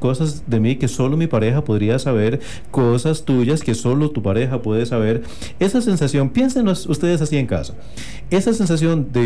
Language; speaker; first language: Spanish; native; Spanish